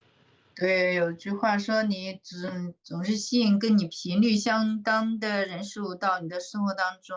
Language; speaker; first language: Chinese; native; Chinese